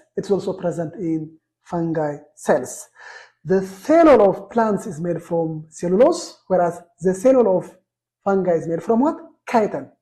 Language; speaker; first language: English; non-native, local second language; Amharic